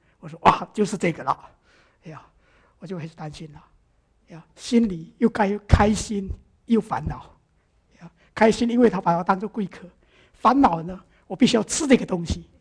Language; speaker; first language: Chinese; early bilingual, heritage; Chinese